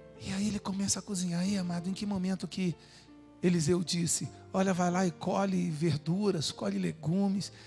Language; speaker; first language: Portuguese; native; Portuguese